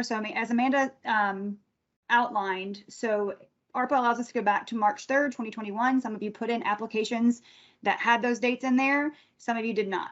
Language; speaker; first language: English; native; English